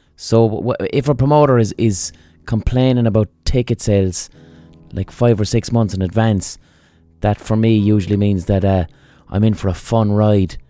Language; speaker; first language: English; native; English